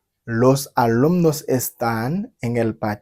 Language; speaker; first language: Spanish; non-native, fluent; Haitian Creole